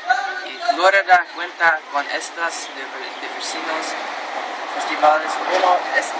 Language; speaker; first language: Spanish; non-native, learner; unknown